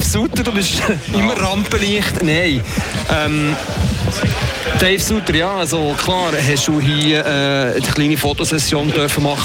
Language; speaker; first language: German; native; German